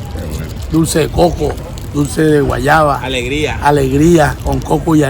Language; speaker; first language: Spanish; native; Spanish